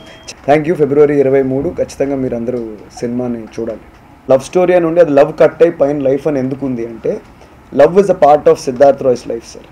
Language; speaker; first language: Telugu; native; Telugu